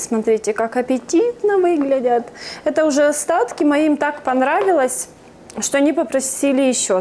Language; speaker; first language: Russian; native; Russian